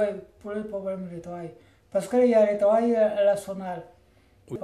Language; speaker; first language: French; non-native, learner; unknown